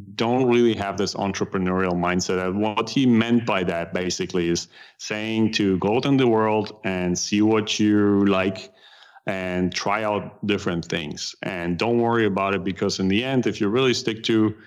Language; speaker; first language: English; non-native, fluent; German